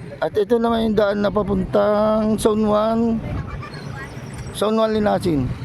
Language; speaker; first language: Filipino; non-native, local second language; Iloko